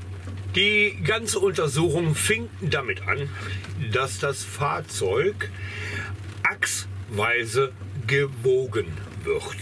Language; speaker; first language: German; native; German